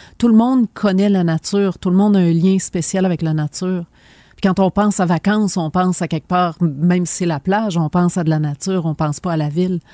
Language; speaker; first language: French; native; French